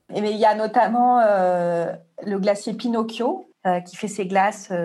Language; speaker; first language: French; native; French